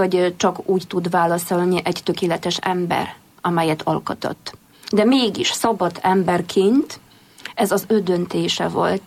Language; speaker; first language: Hungarian; non-native, fluent; Polish